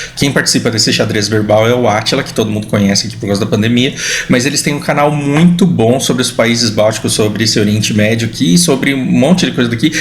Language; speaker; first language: Portuguese; native; Portuguese